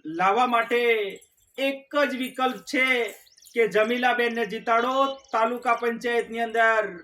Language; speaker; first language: Gujarati; non-native, local second language; Rathawi